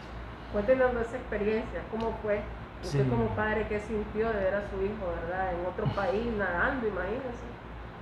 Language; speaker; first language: Spanish; native; Spanish